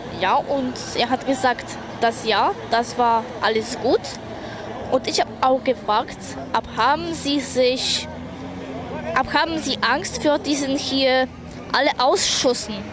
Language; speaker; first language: German; non-native, learner; Polish